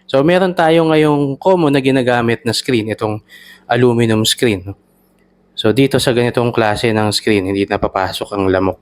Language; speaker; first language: Filipino; native; Filipino